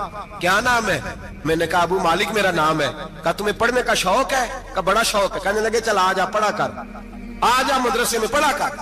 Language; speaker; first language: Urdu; non-native, local second language; Punjabi